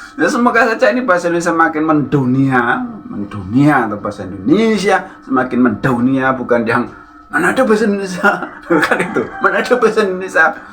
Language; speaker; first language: Indonesian; native; Indonesian